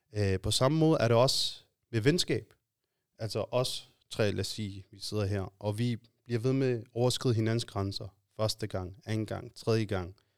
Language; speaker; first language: Danish; early bilingual, other home language; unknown